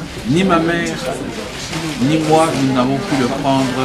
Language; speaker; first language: French; non-native, local second language; Lingala